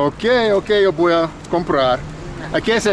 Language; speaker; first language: Spanish; non-native, learner; English